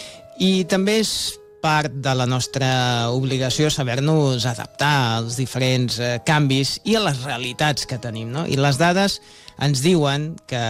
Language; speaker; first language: Catalan; native; Catalan